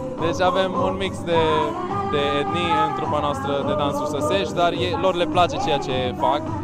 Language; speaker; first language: Romanian; native; Romanian